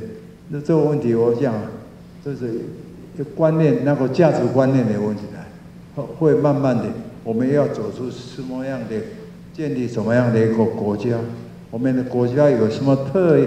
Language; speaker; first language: Chinese; non-native, local second language; Min Nan Chinese